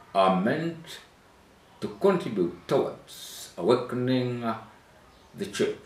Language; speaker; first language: English; non-native, local second language; Swahili